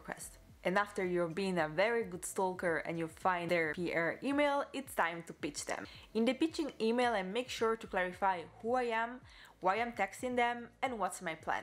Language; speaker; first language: English; non-native, fluent; Italian